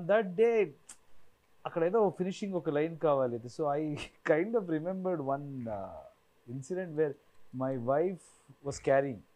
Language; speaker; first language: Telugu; non-native, fluent; Kannada